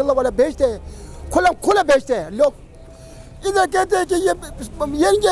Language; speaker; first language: Hindi; non-native, local second language; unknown